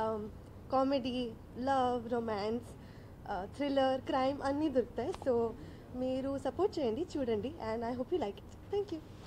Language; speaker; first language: Telugu; non-native, learner; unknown